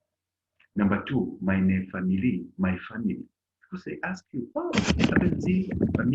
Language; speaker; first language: German; non-native, learner; Bemba